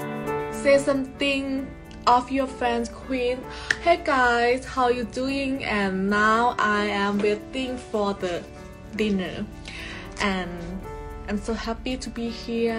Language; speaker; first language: English; non-native, learner; Thai